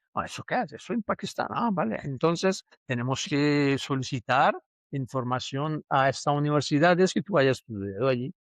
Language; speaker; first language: Spanish; non-native, fluent; Urdu